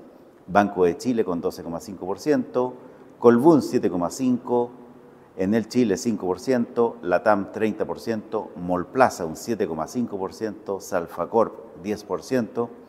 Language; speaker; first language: Spanish; native; Spanish